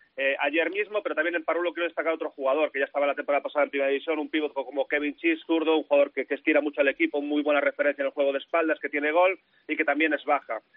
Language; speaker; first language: Spanish; native; Spanish